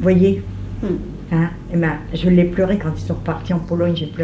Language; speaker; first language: French; native; French